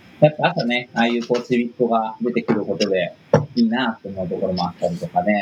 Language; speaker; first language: Japanese; native; Japanese